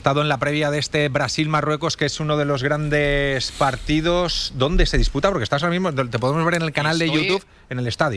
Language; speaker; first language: Spanish; native; Spanish